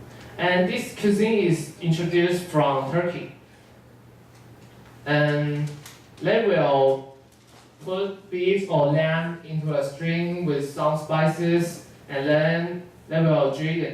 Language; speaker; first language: English; non-native, learner; Chinese